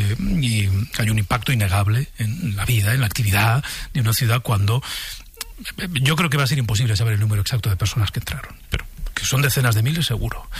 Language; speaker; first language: Spanish; native; Spanish